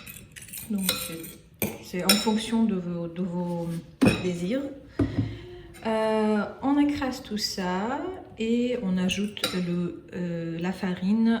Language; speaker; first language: French; non-native, fluent; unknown